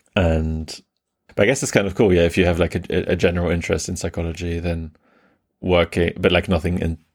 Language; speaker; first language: English; early bilingual, other home language; German